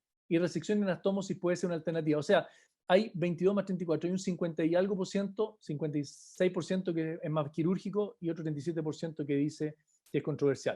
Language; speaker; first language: Spanish; native; Spanish